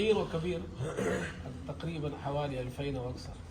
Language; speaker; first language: Arabic; non-native, fluent; Urdu